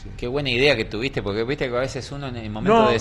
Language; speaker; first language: Spanish; native; Spanish